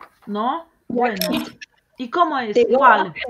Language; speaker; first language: Spanish; non-native, fluent; Polish